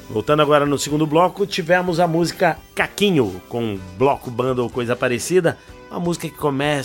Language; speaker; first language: Portuguese; native; Portuguese